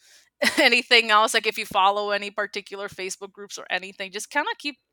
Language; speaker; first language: English; non-native, fluent; Spanish